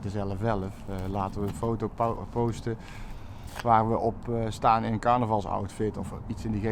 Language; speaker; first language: Dutch; native; Dutch